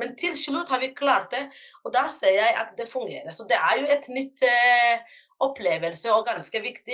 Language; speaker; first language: Norwegian; non-native, fluent; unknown